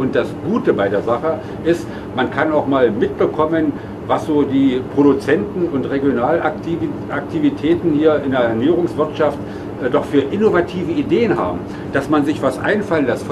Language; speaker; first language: German; native; German